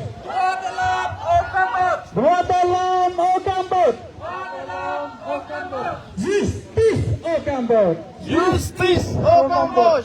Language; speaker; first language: French; non-native, fluent; Khmer